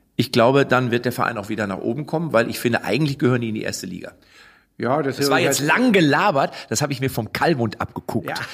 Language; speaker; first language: German; native; German